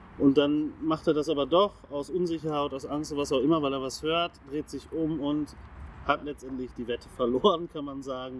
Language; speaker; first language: German; native; German